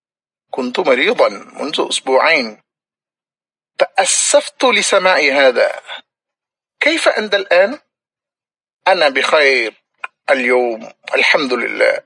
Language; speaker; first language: Arabic; non-native, fluent; Malayalam